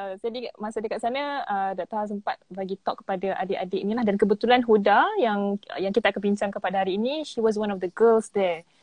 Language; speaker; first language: Malay; native; Malay